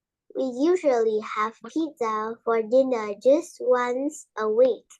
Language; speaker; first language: English; non-native, learner; Vietnamese